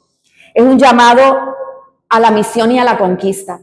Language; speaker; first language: Spanish; native; Spanish